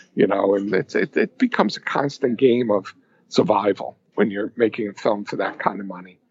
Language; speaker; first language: English; native; English